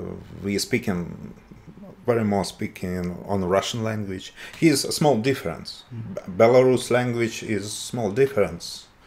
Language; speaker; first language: English; non-native, learner; Russian